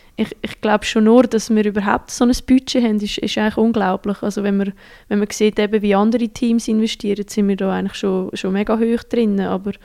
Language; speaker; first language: German; native; German